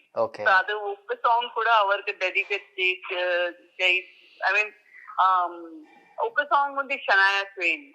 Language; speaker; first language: Telugu; non-native, learner; Gujarati